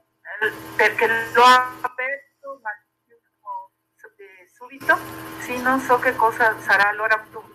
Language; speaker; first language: Italian; non-native, fluent; Spanish